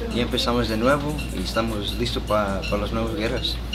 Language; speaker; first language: Spanish; early bilingual, heritage; Spanish